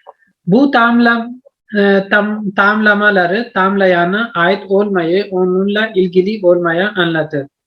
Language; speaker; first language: Turkish; non-native, fluent; Urdu